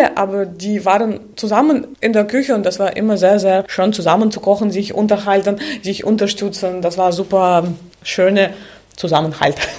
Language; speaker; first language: German; non-native, fluent; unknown